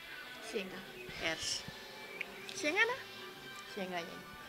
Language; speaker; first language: Dutch; non-native, local second language; Caribbean Hindustani